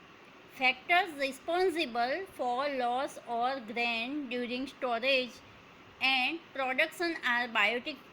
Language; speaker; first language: English; non-native, local second language; Hindi